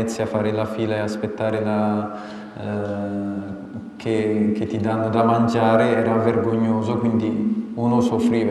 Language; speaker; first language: Italian; non-native, fluent; Amharic